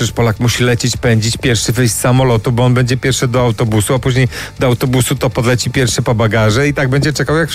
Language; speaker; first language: Polish; native; Polish